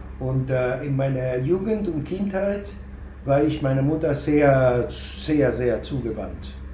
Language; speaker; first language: German; non-native, fluent; Spanish